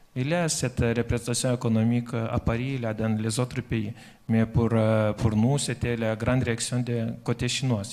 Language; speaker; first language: French; non-native, fluent; Lithuanian